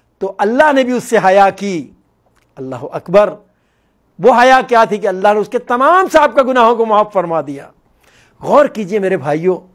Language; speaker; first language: Urdu; non-native, local second language; Northern Hindko